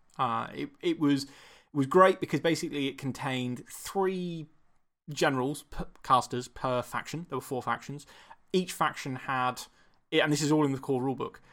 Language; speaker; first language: English; native; English